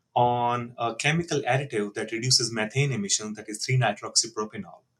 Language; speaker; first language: English; non-native, local second language; Hindi